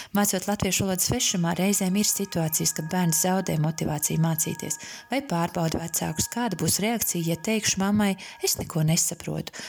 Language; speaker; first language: Latvian; native; Latvian